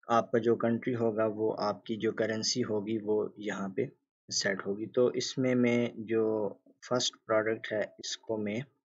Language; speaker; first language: Urdu; native; Urdu